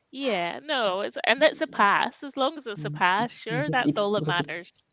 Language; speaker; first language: English; native; English